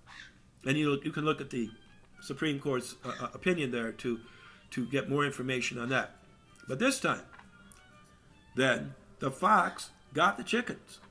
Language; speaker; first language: English; native; English